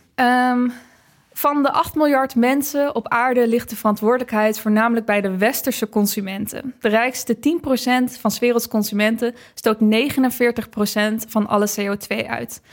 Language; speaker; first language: Dutch; native; Dutch